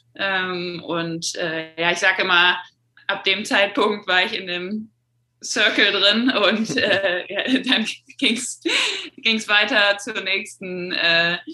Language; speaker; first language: German; native; German